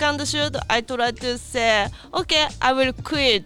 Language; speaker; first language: English; non-native, learner; Japanese